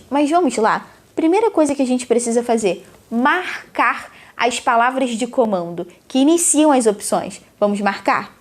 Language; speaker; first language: Portuguese; native; Portuguese